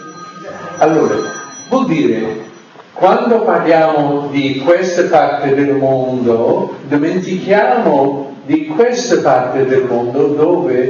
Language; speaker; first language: Italian; non-native, fluent; English